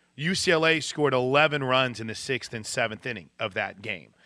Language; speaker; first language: English; native; English